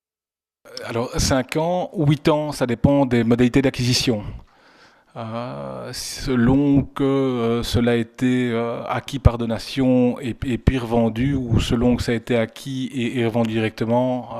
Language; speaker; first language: French; native; French